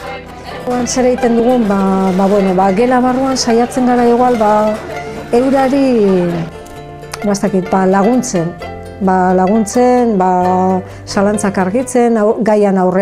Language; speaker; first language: Basque; native; Basque